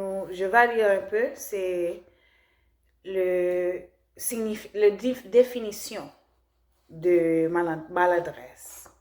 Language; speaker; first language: French; non-native, learner; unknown